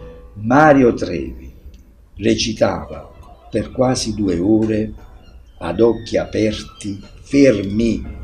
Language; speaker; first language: Italian; native; Italian